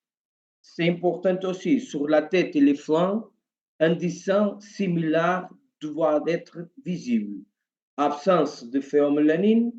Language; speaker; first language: French; non-native, learner; Portuguese